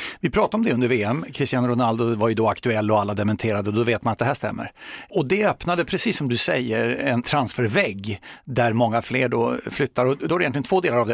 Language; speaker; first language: Swedish; native; Swedish